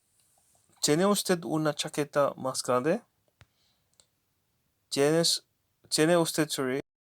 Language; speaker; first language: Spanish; non-native, learner; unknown